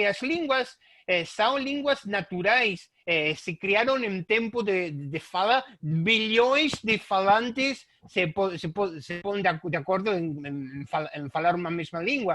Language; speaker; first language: Portuguese; non-native, fluent; Spanish